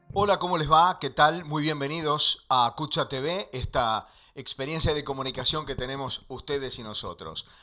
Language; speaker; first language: Spanish; native; Spanish